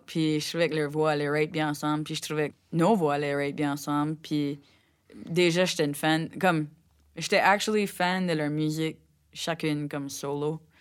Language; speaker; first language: French; native; French